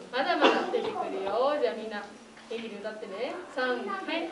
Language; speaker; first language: Japanese; native; Japanese